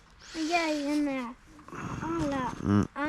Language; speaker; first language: French; native; French